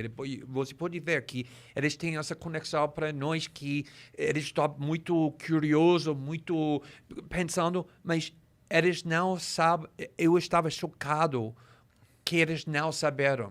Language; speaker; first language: Portuguese; non-native, fluent; English